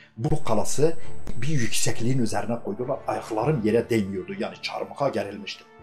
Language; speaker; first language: Turkish; non-native, local second language; Kurdish